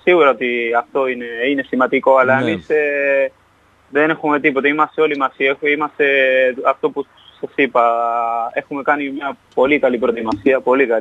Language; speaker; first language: Greek; non-native, fluent; Spanish